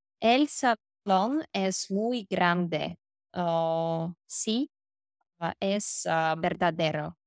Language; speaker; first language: Spanish; non-native, learner; English